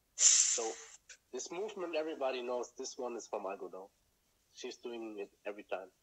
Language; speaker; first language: English; non-native, fluent; German